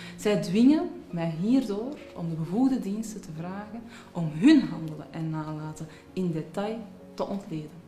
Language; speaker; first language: Dutch; early bilingual, other home language; Arabic